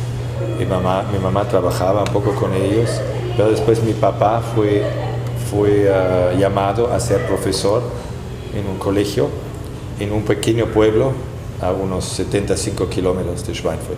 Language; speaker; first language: Spanish; non-native, fluent; German